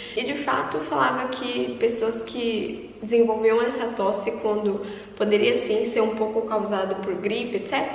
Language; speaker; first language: Portuguese; native; Portuguese